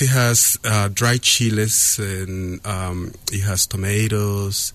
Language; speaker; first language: English; non-native, fluent; Spanish